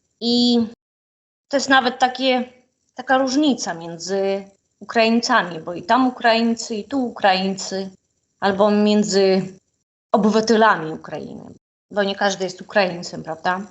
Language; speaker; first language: Polish; non-native, fluent; Ukrainian